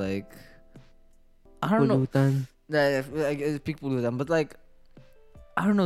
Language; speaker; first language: English; non-native, local second language; Filipino